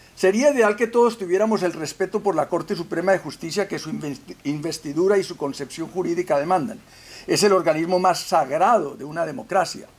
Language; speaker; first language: Spanish; native; Spanish